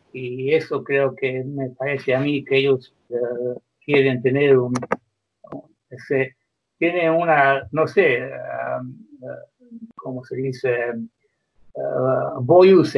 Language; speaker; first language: Spanish; non-native, fluent; Croatian